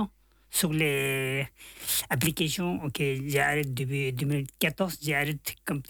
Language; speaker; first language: French; non-native, learner; Tibetan